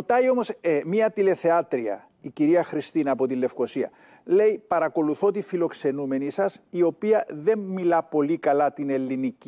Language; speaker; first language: Greek; native; Greek